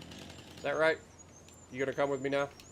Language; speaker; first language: English; native; English